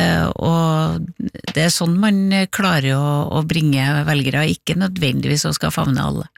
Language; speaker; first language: Norwegian; native; Norwegian